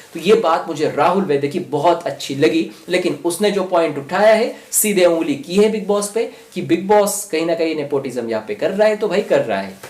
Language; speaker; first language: Hindi; non-native, local second language; Marathi